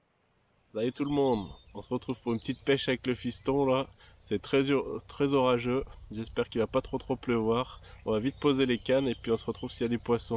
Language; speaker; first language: French; native; French